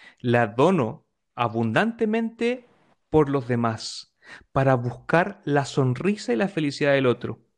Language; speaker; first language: Spanish; native; Spanish